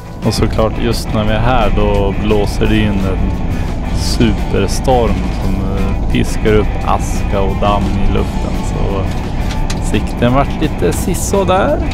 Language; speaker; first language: Swedish; native; Swedish